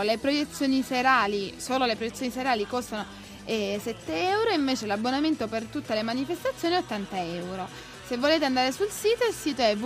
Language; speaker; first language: Italian; native; Italian